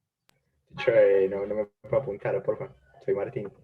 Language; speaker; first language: Spanish; native; Spanish